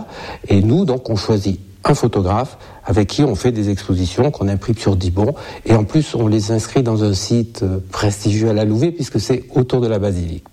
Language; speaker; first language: French; native; French